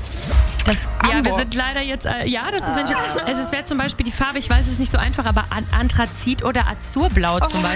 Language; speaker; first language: German; native; German